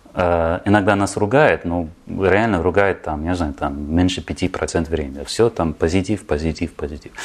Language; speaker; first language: Russian; non-native, fluent; English